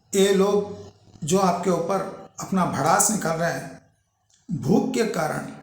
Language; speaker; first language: Hindi; non-native, local second language; Telugu